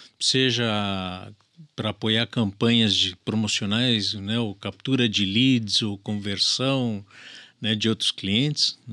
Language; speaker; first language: Portuguese; early bilingual, other home language; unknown